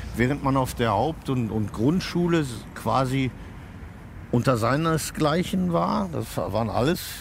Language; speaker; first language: German; native; German